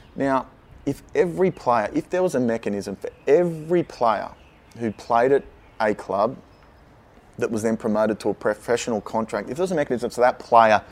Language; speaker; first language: English; native; English